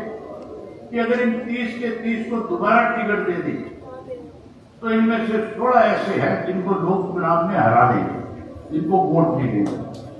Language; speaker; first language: Hindi; native; Hindi